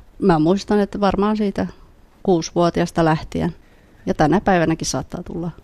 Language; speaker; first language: Finnish; early bilingual, other home language; Khmer